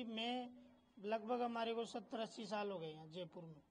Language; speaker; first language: Hindi; native; Hindi